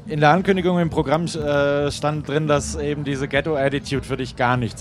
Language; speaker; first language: German; native; German